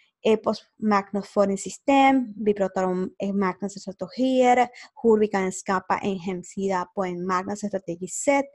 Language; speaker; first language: Swedish; non-native, learner; Spanish